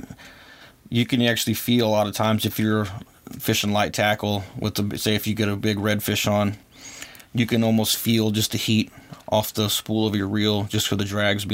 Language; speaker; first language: English; native; English